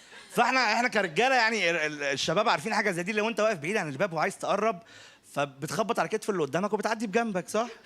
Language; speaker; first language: Arabic; native; Arabic